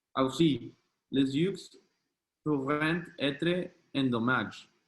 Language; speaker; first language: French; non-native, learner; Spanish